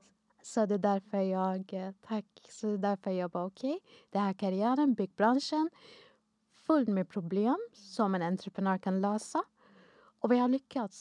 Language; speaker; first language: Swedish; non-native, fluent; Arabic